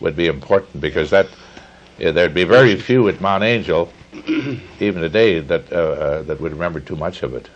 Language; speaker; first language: English; native; English